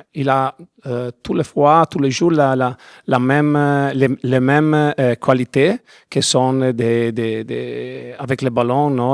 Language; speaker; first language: French; non-native, learner; Italian